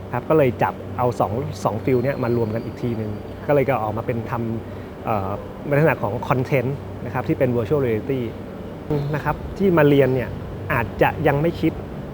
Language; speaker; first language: Thai; native; Thai